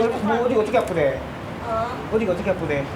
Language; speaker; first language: Korean; native; Korean